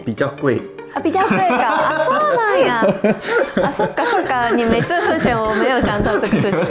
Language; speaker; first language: Chinese; non-native, fluent; Japanese